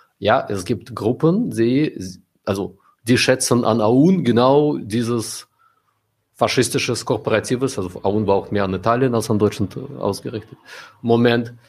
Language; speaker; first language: German; non-native, fluent; Russian